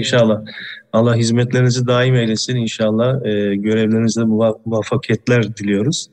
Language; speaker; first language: Turkish; native; Turkish